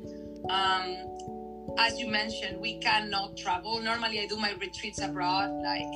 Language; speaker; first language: English; non-native, fluent; Spanish